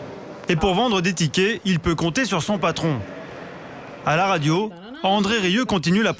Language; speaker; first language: French; native; French